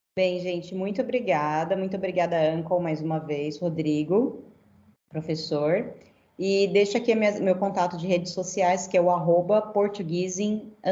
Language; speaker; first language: Portuguese; native; Portuguese